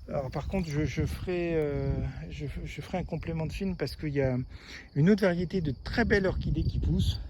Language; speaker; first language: French; native; French